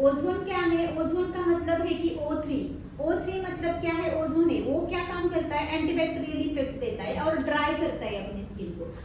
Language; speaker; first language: Hindi; non-native, local second language; Marathi